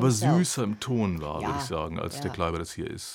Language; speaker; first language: German; native; German